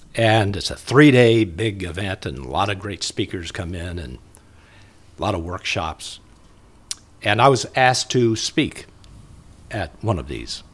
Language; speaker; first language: English; native; English